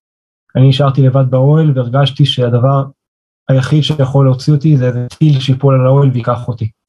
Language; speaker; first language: Hebrew; native; Hebrew